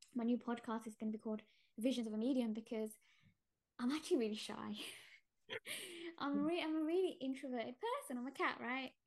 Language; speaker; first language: English; native; English